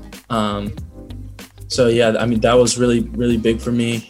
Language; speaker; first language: English; native; English